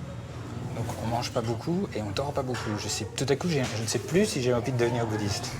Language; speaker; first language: French; native; French